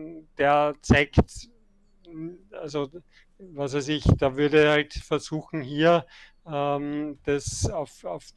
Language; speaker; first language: German; native; German